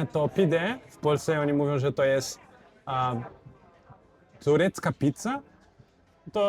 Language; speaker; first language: Polish; non-native, fluent; Portuguese